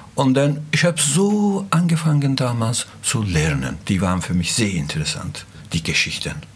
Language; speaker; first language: German; non-native, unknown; Azerbaijani